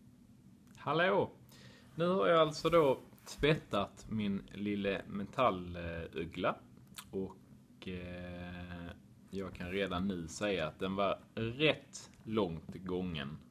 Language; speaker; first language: Swedish; native; Swedish